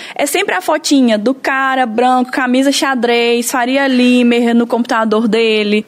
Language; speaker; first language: Portuguese; native; Portuguese